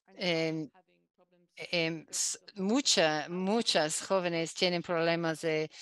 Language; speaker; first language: Spanish; non-native, fluent; Dutch